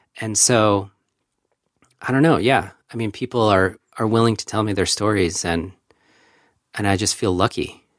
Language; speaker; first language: English; native; English